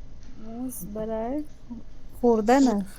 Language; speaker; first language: Persian; non-native, learner; Urdu